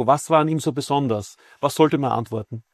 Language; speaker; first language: German; native; German